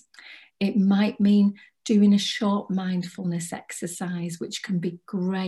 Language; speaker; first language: English; native; English